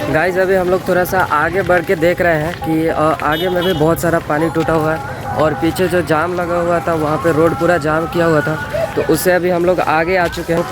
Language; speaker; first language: Hindi; non-native, local second language; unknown